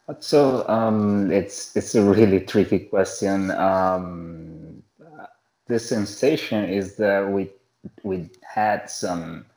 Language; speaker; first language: English; non-native, fluent; Italian